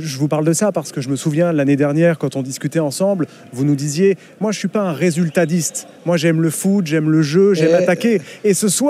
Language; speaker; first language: French; native; French